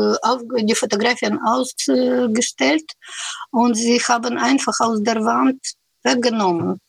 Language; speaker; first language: German; non-native, learner; Russian